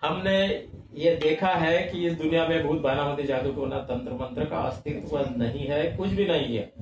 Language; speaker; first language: Hindi; non-native, local second language; Marathi